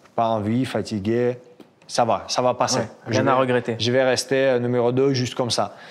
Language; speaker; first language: French; non-native, fluent; Russian